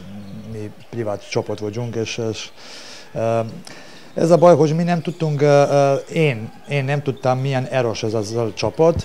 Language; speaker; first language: Hungarian; non-native, learner; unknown